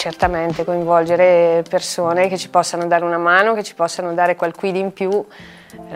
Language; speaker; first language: Italian; native; Italian